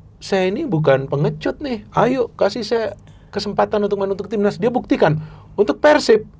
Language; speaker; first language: Indonesian; native; Indonesian